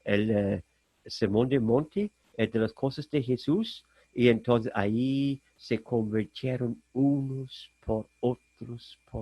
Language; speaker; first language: Spanish; non-native, fluent; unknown